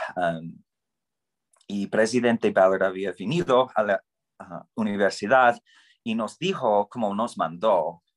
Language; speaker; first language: Spanish; non-native, fluent; English